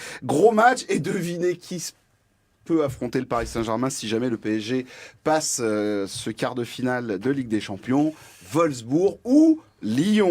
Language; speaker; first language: French; native; French